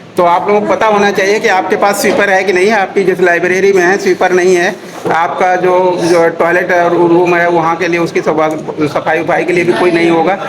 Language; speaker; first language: Hindi; native; Hindi